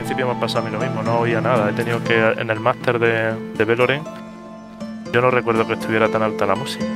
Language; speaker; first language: Spanish; native; Spanish